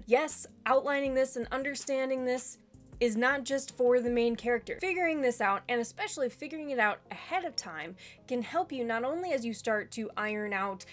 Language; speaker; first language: English; native; English